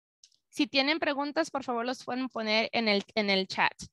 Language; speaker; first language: Spanish; early bilingual, heritage; Spanish